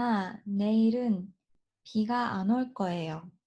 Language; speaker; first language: Korean; non-native, learner; Japanese